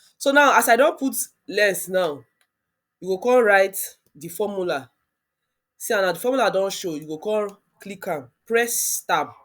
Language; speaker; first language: Nigerian Pidgin; non-native, local second language; Yoruba